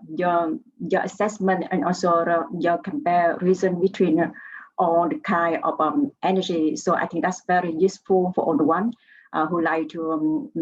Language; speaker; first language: English; non-native, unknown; Vietnamese